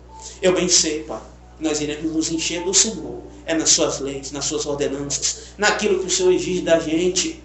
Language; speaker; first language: Portuguese; native; Portuguese